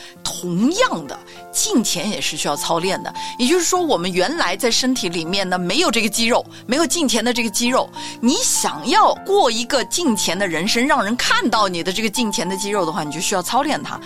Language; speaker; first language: Chinese; native; Chinese